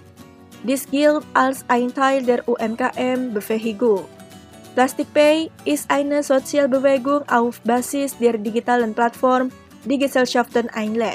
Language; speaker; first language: German; non-native, fluent; Indonesian